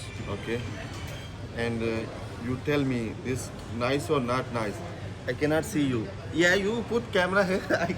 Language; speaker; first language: English; non-native, learner; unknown